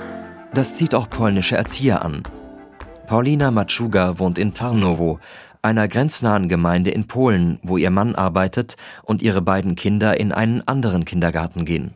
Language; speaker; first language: German; native; German